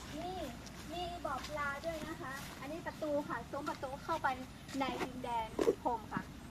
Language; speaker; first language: Thai; non-native, local second language; Karen languages